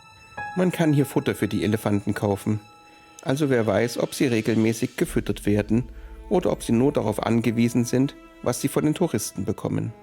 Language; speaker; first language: German; native; German